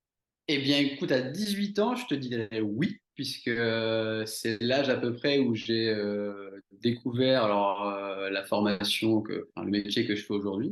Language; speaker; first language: French; native; French